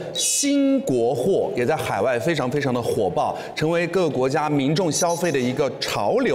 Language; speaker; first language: Chinese; native; Chinese